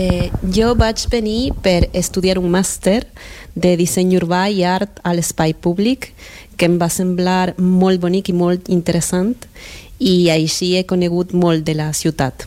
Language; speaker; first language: Catalan; non-native, fluent; Spanish